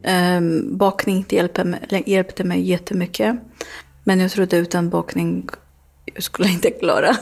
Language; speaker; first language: Swedish; non-native, learner; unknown